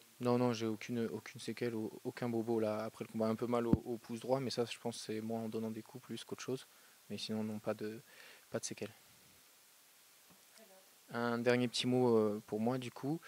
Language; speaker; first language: French; native; French